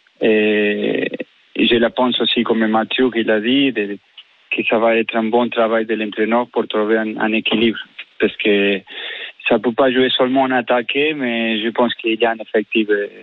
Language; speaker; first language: French; non-native, fluent; Spanish